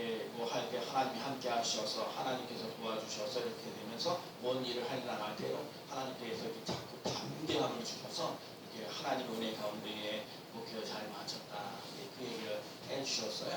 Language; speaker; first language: Korean; native; Korean